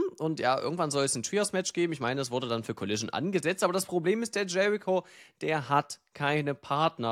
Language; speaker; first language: German; native; German